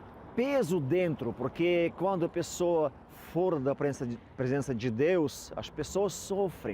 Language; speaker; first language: Portuguese; non-native, fluent; Russian